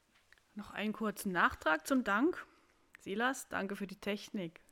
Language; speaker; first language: German; native; German